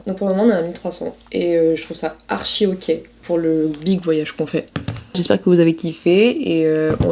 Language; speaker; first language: French; native; French